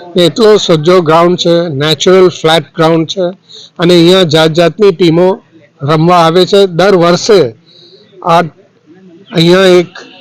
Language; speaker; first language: Gujarati; native; Gujarati